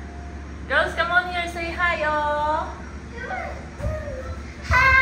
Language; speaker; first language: English; non-native, learner; Filipino